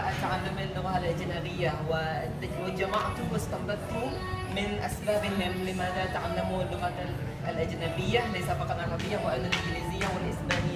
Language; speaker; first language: Arabic; non-native, learner; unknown